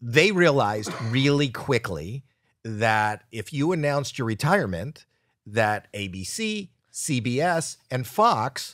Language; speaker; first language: English; native; English